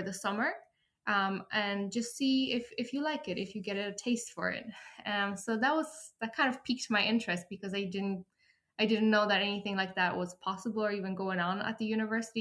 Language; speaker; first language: English; early bilingual, other home language; Polish